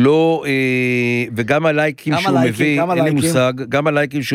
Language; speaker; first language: Hebrew; native; Hebrew